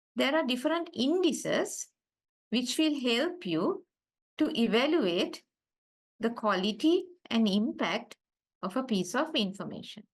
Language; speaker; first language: English; non-native, local second language; Sinhala